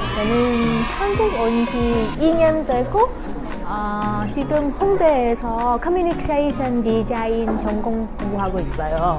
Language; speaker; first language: Korean; non-native, learner; Vietnamese